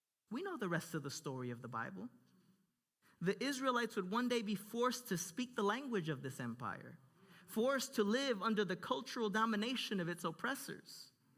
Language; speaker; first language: English; early bilingual, other home language; Spanish